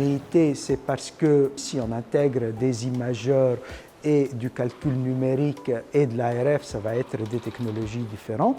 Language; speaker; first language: French; native; French